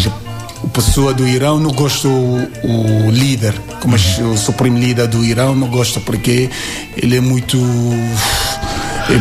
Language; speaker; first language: Portuguese; non-native, learner; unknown